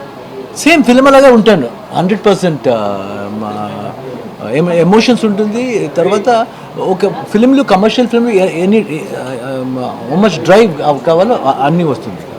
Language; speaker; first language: Telugu; non-native, learner; Kannada